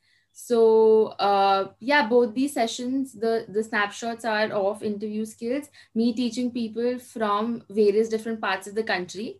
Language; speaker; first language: English; non-native, local second language; Hindi